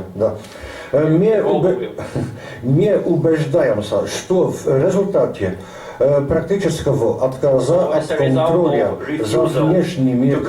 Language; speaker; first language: Russian; non-native, learner; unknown